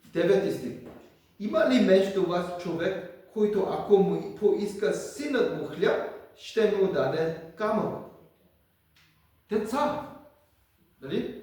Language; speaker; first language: Bulgarian; non-native, learner; Korean